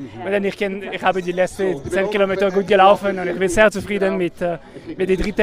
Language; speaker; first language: German; non-native, learner; French